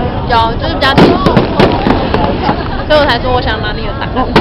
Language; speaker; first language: Chinese; native; Chinese